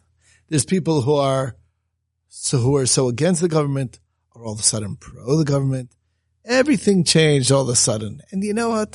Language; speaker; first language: English; native; English